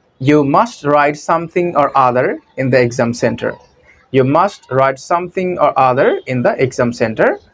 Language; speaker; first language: English; non-native, local second language; Bangla